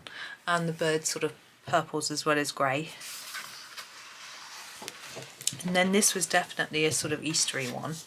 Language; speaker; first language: English; native; English